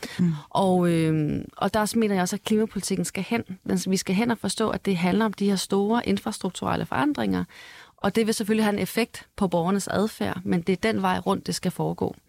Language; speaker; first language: Danish; native; Danish